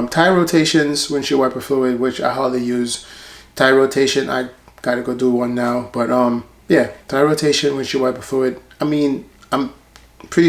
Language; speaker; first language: English; native; English